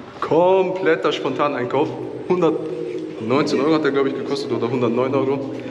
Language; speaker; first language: German; native; German